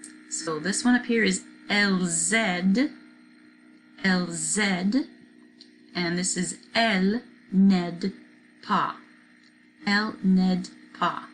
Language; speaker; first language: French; non-native, fluent; English